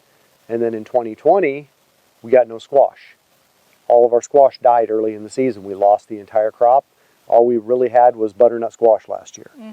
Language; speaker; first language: English; native; English